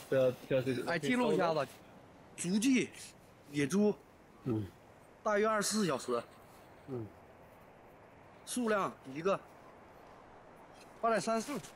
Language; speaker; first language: Chinese; native; Chinese